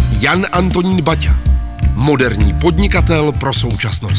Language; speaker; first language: Czech; native; Czech